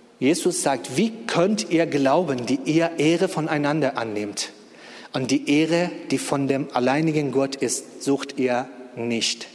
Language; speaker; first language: German; non-native, fluent; Persian